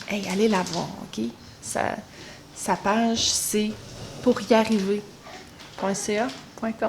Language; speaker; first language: French; native; French